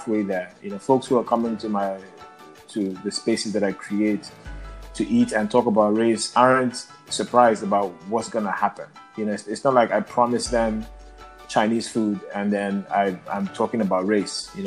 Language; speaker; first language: English; non-native, local second language; Yoruba